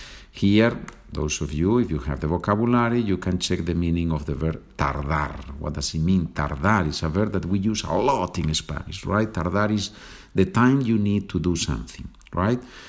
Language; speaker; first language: English; non-native, fluent; Spanish